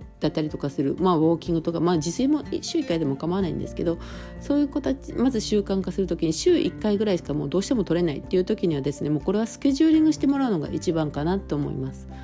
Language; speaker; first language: Japanese; native; Japanese